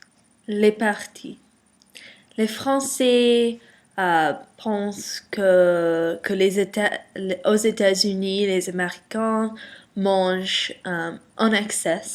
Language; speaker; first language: French; non-native, learner; English